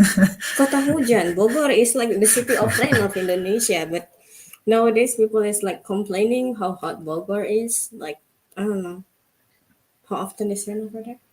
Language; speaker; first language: English; non-native, fluent; Indonesian